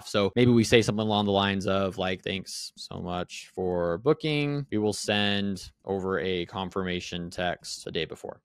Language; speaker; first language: English; native; English